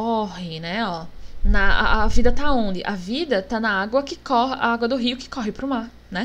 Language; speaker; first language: Portuguese; native; Portuguese